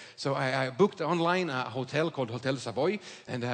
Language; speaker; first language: English; non-native, fluent; Swedish